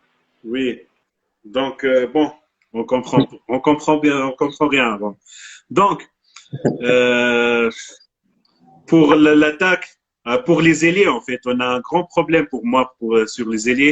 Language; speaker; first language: French; non-native, local second language; Arabic